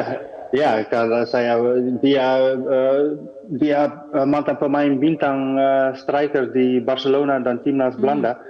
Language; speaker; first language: Indonesian; early bilingual, heritage; Dutch